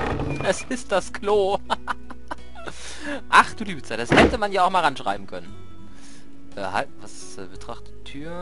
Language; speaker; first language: German; native; German